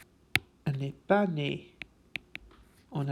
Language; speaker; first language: French; non-native, fluent; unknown